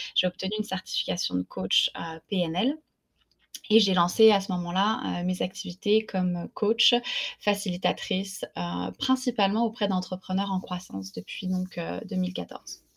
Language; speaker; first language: French; native; French